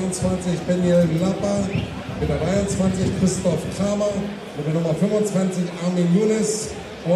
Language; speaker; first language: German; native; German